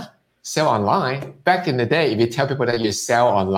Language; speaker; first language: English; non-native, local second language; Cantonese